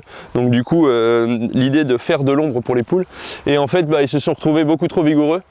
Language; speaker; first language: French; native; French